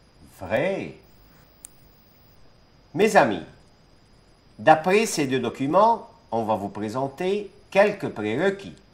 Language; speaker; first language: French; non-native, fluent; Arabic